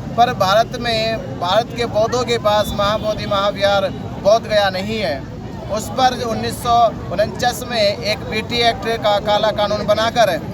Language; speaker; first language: Hindi; non-native, local second language; Marathi